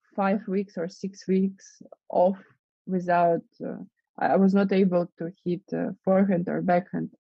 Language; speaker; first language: English; non-native, fluent; Russian